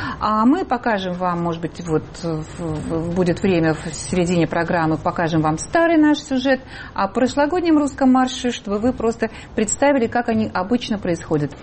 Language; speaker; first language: Russian; native; Russian